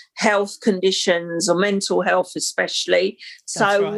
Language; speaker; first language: English; native; English